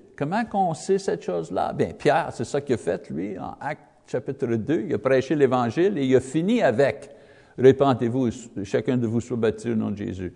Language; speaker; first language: French; non-native, learner; English